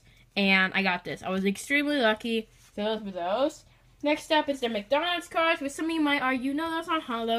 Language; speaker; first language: English; native; English